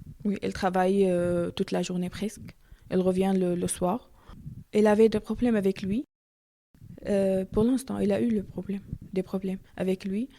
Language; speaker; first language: French; non-native, learner; Arabic